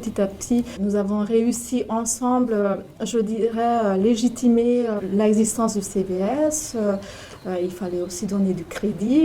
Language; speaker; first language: French; native; French